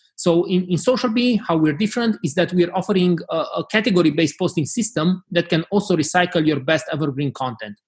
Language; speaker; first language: English; non-native, fluent; Romanian